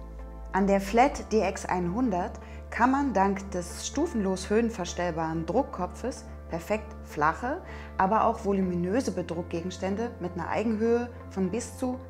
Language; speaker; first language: German; native; German